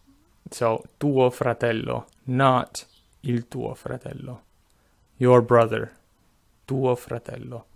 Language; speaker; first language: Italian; non-native, fluent; English